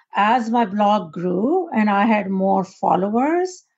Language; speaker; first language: English; non-native, local second language; Urdu